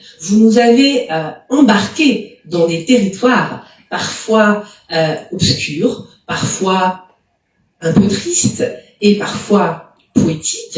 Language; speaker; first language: French; native; French